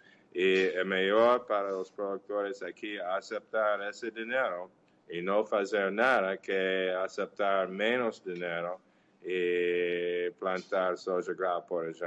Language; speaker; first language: Portuguese; non-native, learner; English